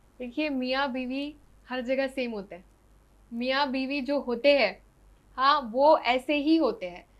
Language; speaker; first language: Hindi; non-native, local second language; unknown